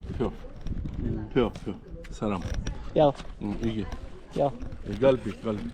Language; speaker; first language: Korean; non-native, learner; Uzbek